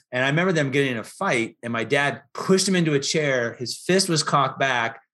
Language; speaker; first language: English; native; English